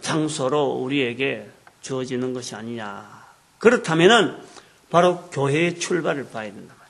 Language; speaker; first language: Korean; native; Korean